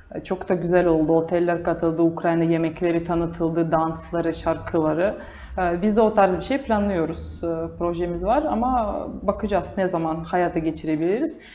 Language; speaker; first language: Turkish; non-native, fluent; Russian